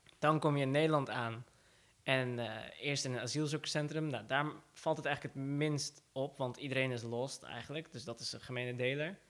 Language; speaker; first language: Dutch; early bilingual, other home language; Assyrian Neo-Aramaic